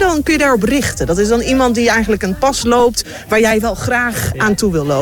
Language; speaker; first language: Dutch; native; Dutch